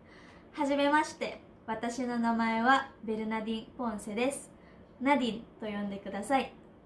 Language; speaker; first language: Japanese; non-native, learner; Filipino